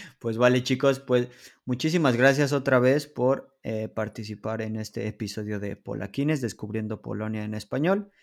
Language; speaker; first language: Spanish; native; Spanish